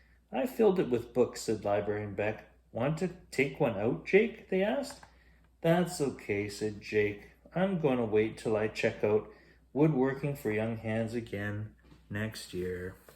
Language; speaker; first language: English; native; English